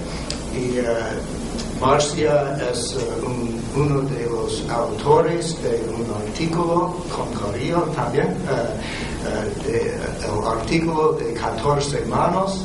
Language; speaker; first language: Spanish; non-native, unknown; English